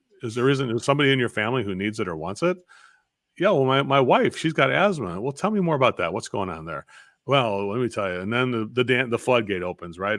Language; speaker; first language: English; native; English